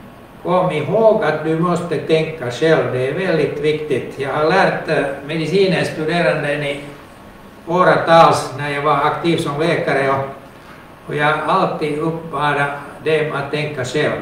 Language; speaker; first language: Swedish; non-native, local second language; Finnish